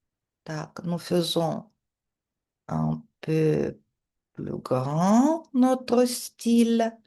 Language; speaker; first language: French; non-native, fluent; Russian